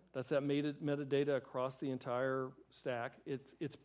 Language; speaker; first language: English; native; English